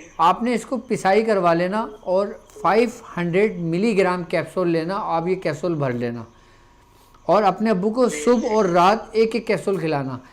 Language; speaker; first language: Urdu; native; Urdu